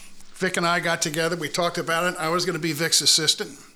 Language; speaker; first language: English; native; English